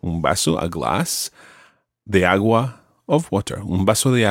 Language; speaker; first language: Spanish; non-native, fluent; English